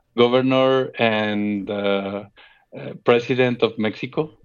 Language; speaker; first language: English; non-native, fluent; Spanish